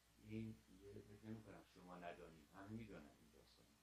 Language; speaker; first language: Persian; native; Persian